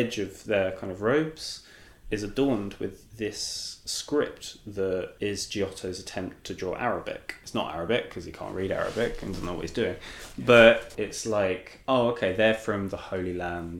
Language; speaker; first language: English; native; English